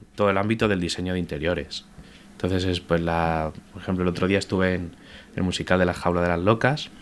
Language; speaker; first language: Spanish; native; Spanish